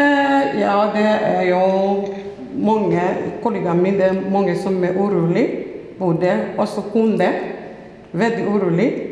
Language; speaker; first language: Norwegian; non-native, fluent; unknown